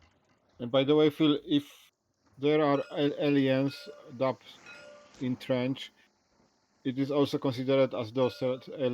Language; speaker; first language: English; non-native, learner; Polish